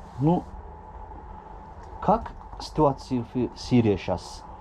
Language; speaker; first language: Russian; non-native, learner; Turkish